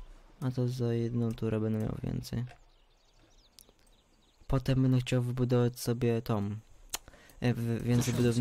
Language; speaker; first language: Polish; early bilingual, heritage; Polish